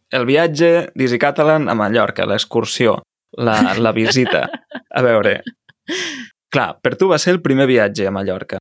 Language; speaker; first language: Catalan; native; Catalan